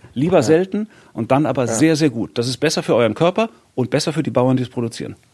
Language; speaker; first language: German; native; German